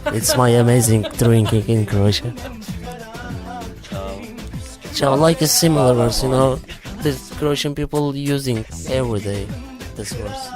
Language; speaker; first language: English; non-native, learner; Turkish